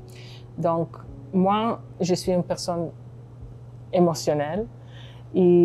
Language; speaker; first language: French; non-native, fluent; Hebrew